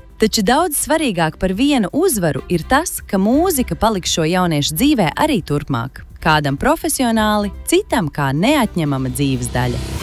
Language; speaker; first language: Latvian; native; Latvian